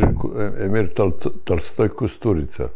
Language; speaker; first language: Russian; non-native, learner; Serbian